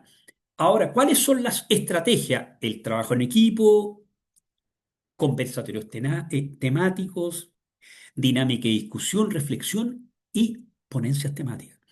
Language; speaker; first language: Spanish; native; Spanish